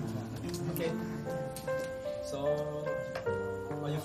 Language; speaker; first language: English; non-native, learner; Lao